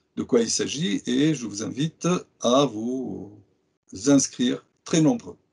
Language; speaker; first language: French; non-native, local second language; Arabic